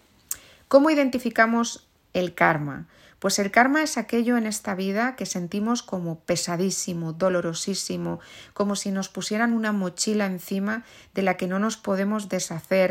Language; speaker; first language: Spanish; native; Spanish